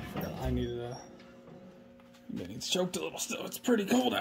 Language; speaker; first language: English; native; English